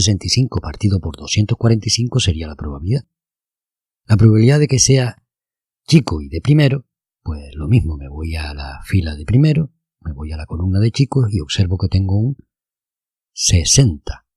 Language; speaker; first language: Spanish; native; Spanish